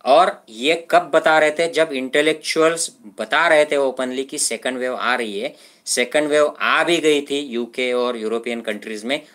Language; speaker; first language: Hindi; non-native, local second language; Marathi